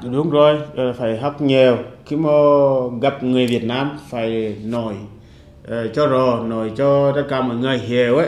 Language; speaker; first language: Vietnamese; non-native, learner; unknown